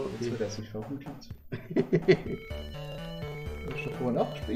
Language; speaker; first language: German; native; German